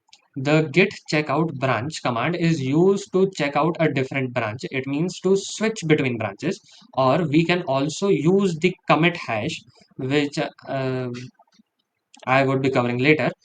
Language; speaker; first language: English; non-native, local second language; Hindi